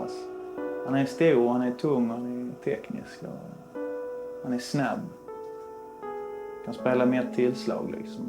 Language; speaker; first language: Swedish; native; Swedish